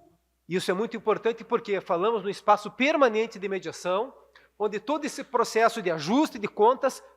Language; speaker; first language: Portuguese; native; Portuguese